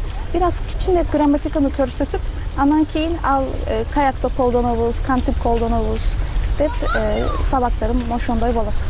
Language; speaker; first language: Kyrgyz; non-native, fluent; Turkish